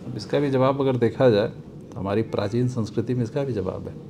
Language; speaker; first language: Hindi; native; Hindi